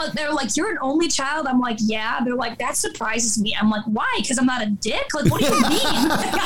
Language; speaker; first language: English; native; English